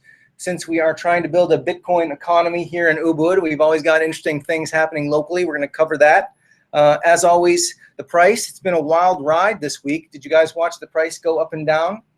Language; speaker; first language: English; native; English